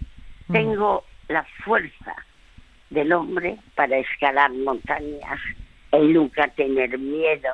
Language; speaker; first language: Spanish; non-native, fluent; French